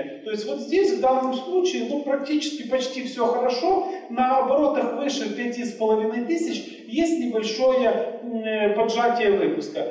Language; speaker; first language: Russian; native; Russian